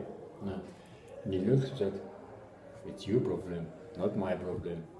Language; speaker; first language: English; non-native, learner; German